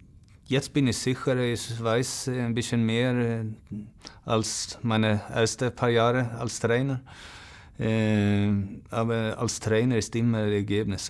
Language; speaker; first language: German; non-native, fluent; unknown